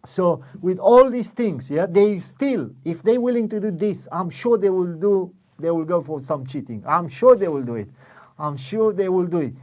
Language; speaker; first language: English; non-native, fluent; Romanian